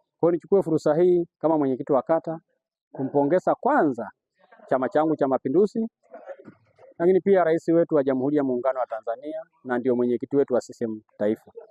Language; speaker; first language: Swahili; native; Swahili